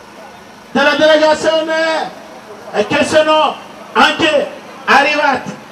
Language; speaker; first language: Italian; non-native, fluent; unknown